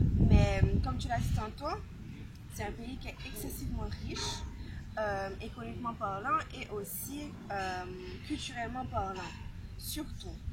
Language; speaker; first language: French; non-native, local second language; Haitian Creole